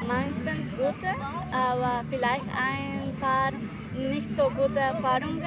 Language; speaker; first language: German; non-native, learner; Spanish